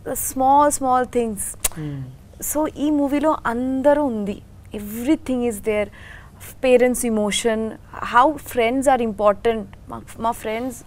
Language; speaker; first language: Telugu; non-native, learner; Bangla